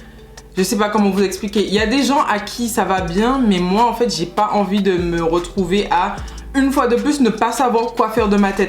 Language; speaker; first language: French; native; French